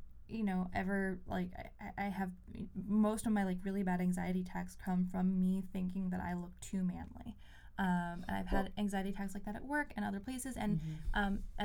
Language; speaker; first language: English; native; English